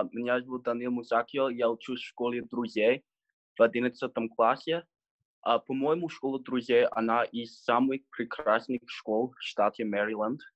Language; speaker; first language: Russian; non-native, learner; English